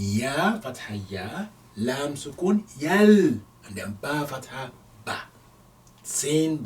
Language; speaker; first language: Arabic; non-native, fluent; English